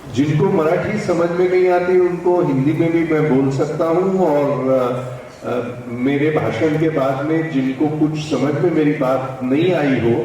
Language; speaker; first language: Hindi; non-native, local second language; Marathi